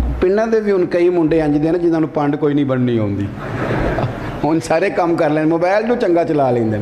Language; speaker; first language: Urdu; non-native, local second language; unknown